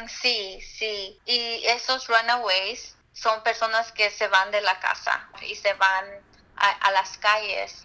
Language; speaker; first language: Spanish; early bilingual, heritage; Spanish